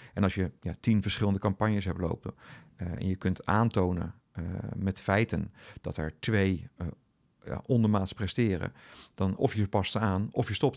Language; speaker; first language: Dutch; native; Dutch